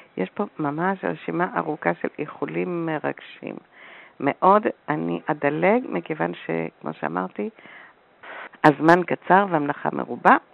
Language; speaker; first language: Hebrew; native; Hebrew